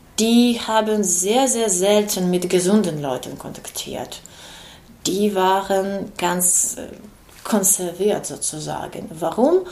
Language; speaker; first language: German; non-native, learner; Ukrainian